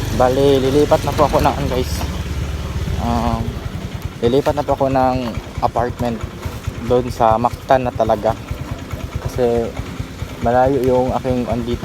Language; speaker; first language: Filipino; non-native, local second language; Cebuano